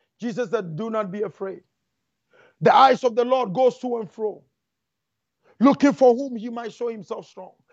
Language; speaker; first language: English; non-native, local second language; Akan